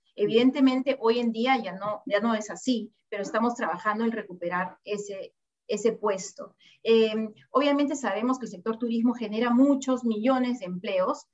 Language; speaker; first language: Spanish; native; Spanish